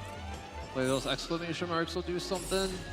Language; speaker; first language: English; native; English